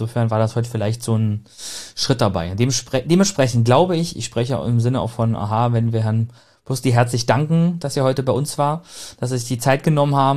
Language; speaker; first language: German; native; German